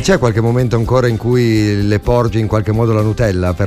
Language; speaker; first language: Italian; native; Italian